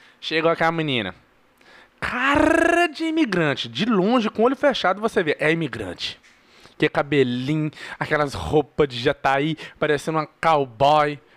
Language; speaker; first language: Portuguese; early bilingual, heritage; Portuguese